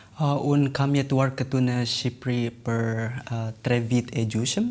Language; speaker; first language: Albanian; non-native, learner; Indonesian